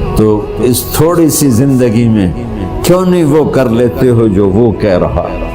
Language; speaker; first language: Urdu; non-native, local second language; Punjabi